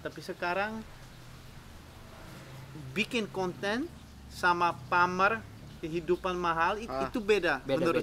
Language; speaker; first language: Indonesian; non-native, fluent; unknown